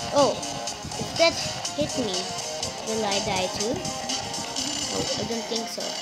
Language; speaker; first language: English; non-native, local second language; Filipino